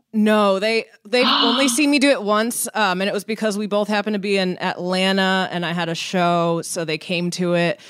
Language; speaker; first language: English; early bilingual, other home language; Persian